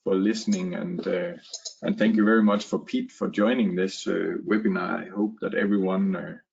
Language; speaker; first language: English; non-native, fluent; Danish